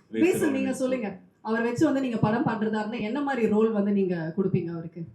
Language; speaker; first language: Tamil; native; Tamil